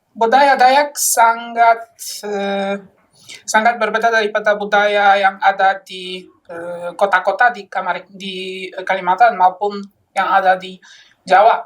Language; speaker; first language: Indonesian; non-native, fluent; Polish